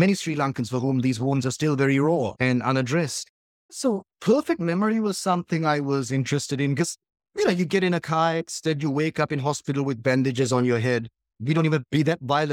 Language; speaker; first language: English; native; English